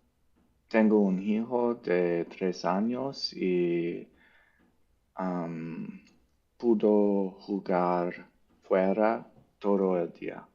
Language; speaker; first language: Spanish; non-native, learner; English